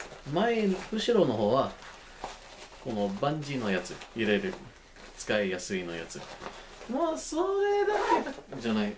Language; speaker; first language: Japanese; non-native, learner; English